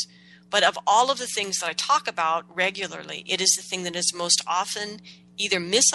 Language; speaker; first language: English; native; English